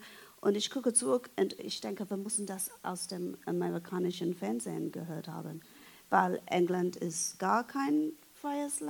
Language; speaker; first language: German; non-native, fluent; English